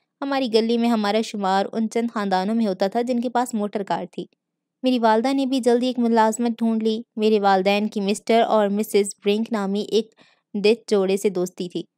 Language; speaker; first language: Urdu; native; Urdu